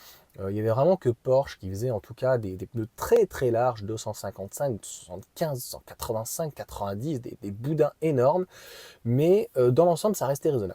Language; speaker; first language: French; native; French